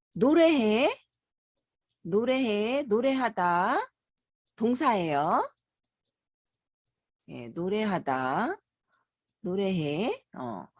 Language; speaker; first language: Korean; native; Korean